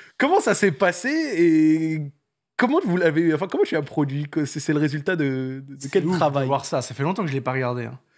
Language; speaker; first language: French; native; French